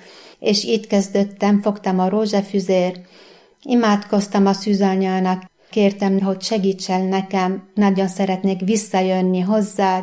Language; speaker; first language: Hungarian; non-native, fluent; Arabic